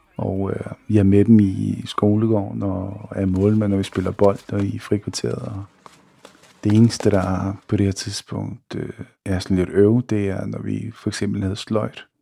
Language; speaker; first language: Danish; early bilingual, other home language; Bosnian